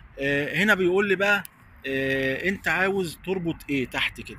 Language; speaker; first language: Arabic; native; Arabic